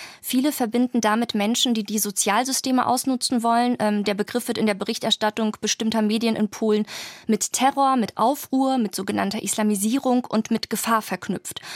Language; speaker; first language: German; early bilingual, other home language; Polish